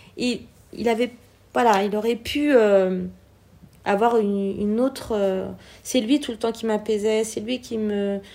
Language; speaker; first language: French; early bilingual, other home language; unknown